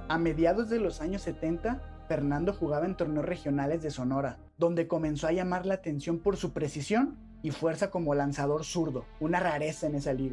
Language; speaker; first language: Spanish; native; Spanish